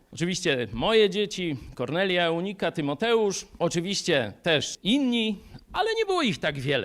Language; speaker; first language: Polish; native; Polish